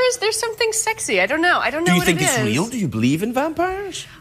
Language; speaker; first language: English; native; English